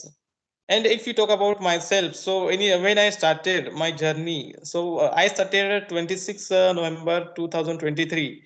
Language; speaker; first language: English; non-native, learner; Marathi